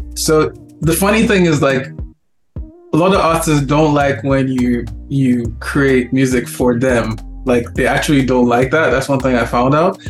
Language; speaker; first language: English; non-native, local second language; Yoruba